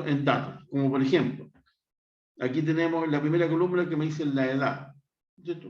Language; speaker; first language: Spanish; native; Spanish